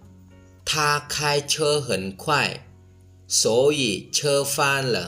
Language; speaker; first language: Chinese; non-native, fluent; Lao